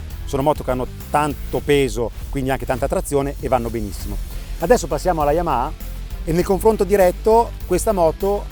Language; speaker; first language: Italian; native; Italian